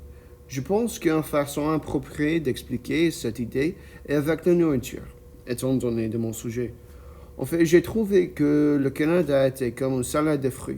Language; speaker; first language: French; non-native, learner; English